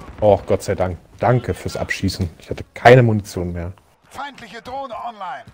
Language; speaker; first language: German; native; German